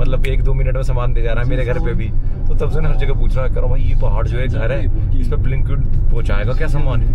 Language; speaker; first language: Hindi; native; Hindi